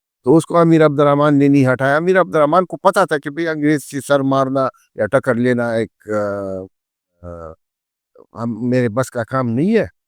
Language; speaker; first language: Urdu; native; Urdu